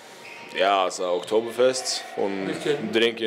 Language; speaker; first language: German; non-native, learner; Norwegian